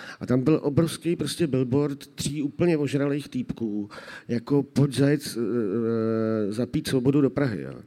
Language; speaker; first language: Czech; native; Czech